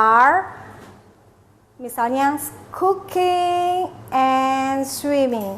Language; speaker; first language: English; non-native, learner; Indonesian